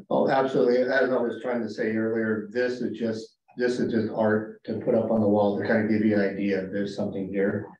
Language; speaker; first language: English; native; English